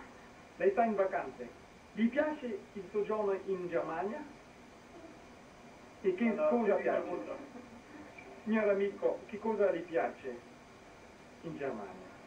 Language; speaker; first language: Italian; non-native, fluent; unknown